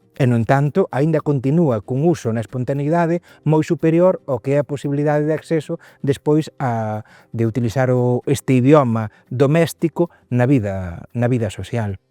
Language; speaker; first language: Galician; native; Galician